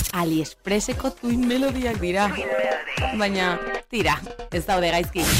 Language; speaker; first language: Basque; native; Basque